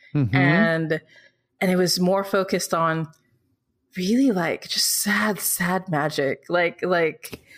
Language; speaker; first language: English; non-native, local second language; Filipino